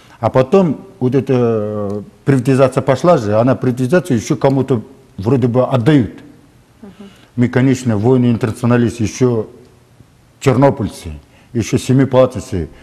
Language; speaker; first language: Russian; non-native, local second language; Kazakh